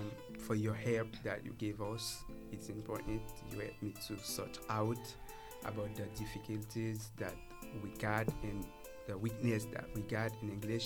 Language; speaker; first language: English; non-native, learner; Haitian Creole